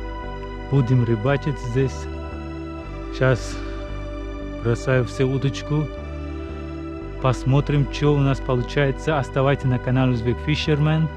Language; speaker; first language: Russian; non-native, local second language; Uzbek